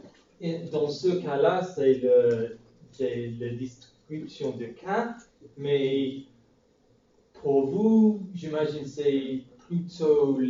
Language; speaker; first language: French; non-native, fluent; English